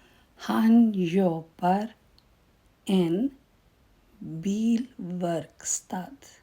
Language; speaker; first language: Swedish; non-native, fluent; Urdu